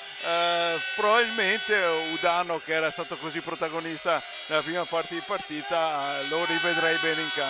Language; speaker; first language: Italian; native; Italian